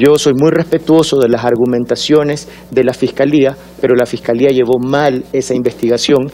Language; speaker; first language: Spanish; native; Spanish